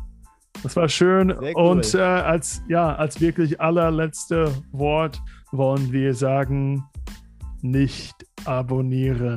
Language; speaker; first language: German; non-native, fluent; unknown